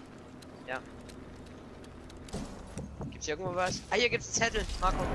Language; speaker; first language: German; native; German